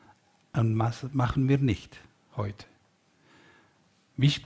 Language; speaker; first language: German; non-native, learner; Dutch